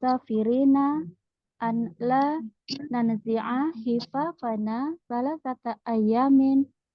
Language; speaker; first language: Arabic; non-native, learner; Indonesian